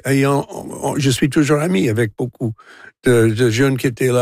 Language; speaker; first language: French; non-native, local second language; English